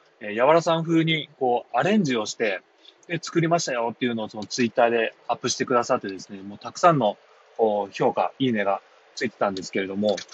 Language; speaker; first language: Japanese; native; Japanese